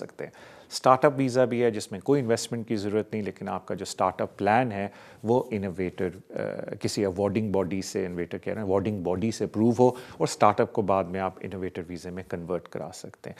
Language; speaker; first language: Urdu; native; Urdu